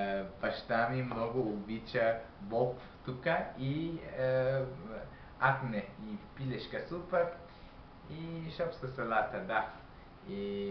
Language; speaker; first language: Bulgarian; non-native, learner; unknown